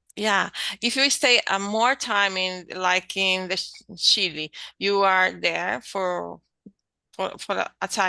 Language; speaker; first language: English; non-native, learner; Portuguese